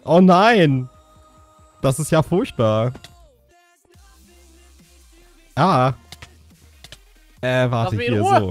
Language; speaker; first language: German; native; German